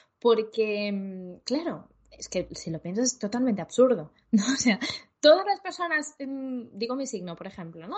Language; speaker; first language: Spanish; native; Spanish